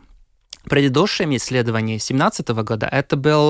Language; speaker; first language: Russian; non-native, local second language; Latvian